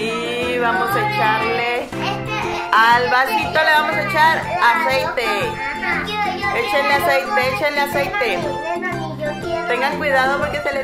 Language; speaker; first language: Spanish; native; Spanish